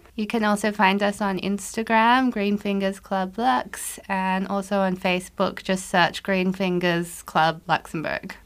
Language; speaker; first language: English; native; English